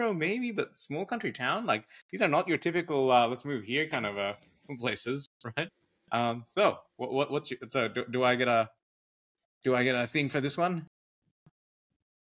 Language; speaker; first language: English; native; English